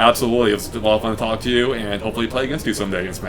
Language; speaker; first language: English; native; English